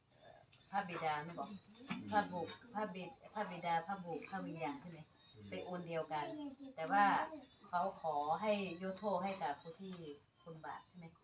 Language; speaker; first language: Thai; non-native, local second language; Hmong